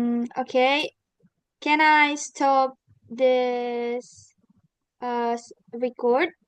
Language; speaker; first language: English; non-native, learner; Indonesian